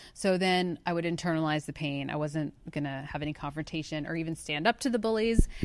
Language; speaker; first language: English; native; English